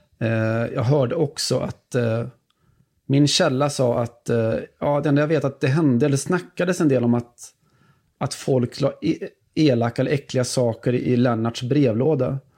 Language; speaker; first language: Swedish; native; Swedish